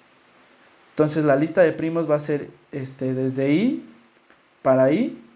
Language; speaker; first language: Spanish; native; Spanish